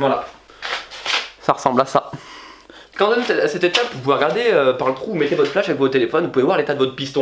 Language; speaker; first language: French; native; French